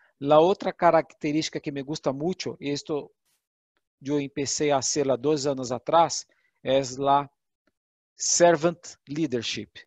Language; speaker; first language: Portuguese; non-native, learner; Spanish